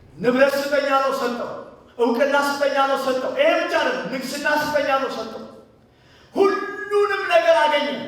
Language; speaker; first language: Amharic; native; Amharic